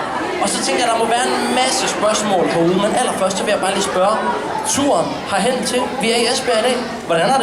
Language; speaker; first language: Danish; native; Danish